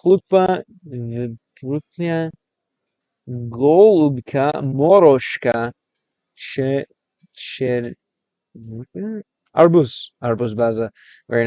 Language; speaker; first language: Russian; non-native, learner; English